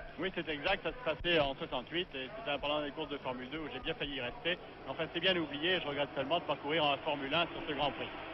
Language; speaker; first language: French; native; French